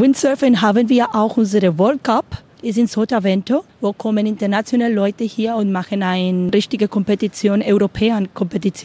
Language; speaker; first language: German; non-native, learner; Spanish